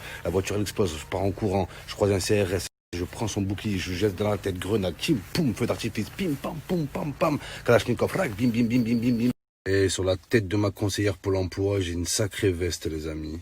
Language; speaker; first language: French; native; French